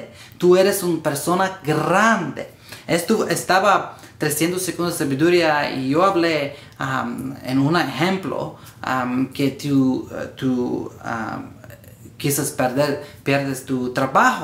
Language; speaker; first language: Spanish; non-native, learner; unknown